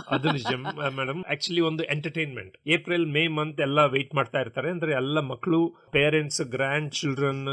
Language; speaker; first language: Kannada; non-native, local second language; Kodava